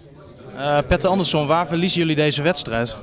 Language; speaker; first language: Dutch; native; Dutch